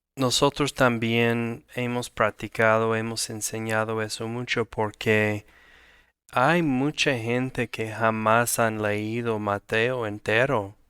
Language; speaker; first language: Spanish; non-native, fluent; English